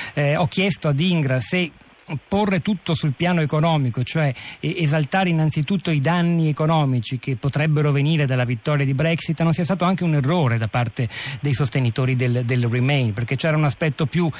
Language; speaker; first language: Italian; native; Italian